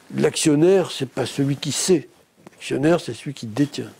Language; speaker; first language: French; native; French